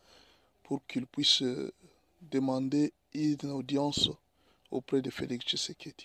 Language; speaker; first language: French; non-native, local second language; Lingala